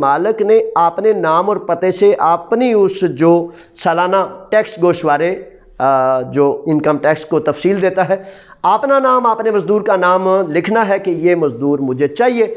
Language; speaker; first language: Urdu; non-native, local second language; Punjabi